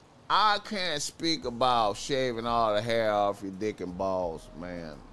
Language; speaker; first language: English; native; English